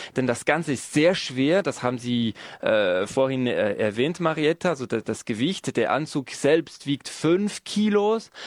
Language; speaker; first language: German; non-native, local second language; French